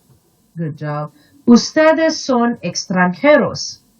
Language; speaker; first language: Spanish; non-native, fluent; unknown